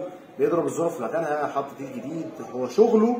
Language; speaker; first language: Arabic; native; Arabic